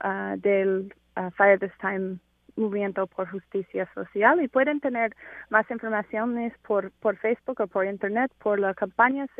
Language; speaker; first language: Spanish; non-native, fluent; English